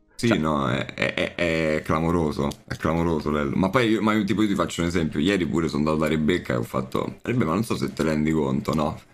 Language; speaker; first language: Italian; native; Italian